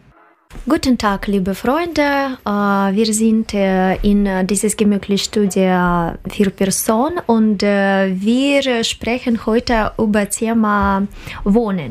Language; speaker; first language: German; non-native, learner; Russian